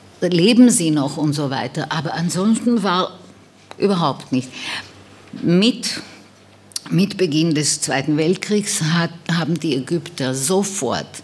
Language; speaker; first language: German; non-native, fluent; Hebrew